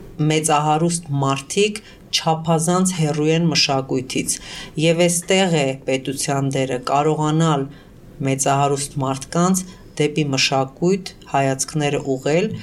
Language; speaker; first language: Armenian; early bilingual, heritage; Armenian